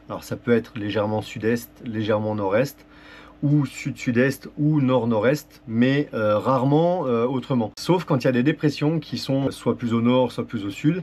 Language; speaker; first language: French; native; French